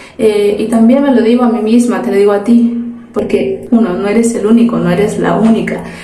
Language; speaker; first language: Spanish; early bilingual, other home language; Portuguese